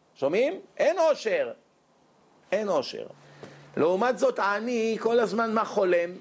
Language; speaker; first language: Hebrew; native; Hebrew